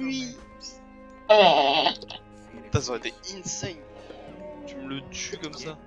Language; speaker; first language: French; native; French